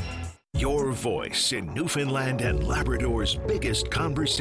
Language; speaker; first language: English; native; English